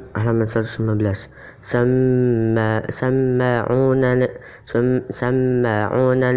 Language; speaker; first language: Arabic; non-native, learner; Indonesian